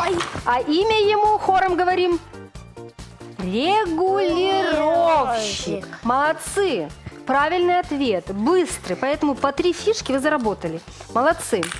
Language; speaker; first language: Russian; native; Russian